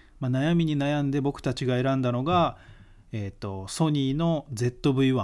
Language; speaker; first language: Japanese; native; Japanese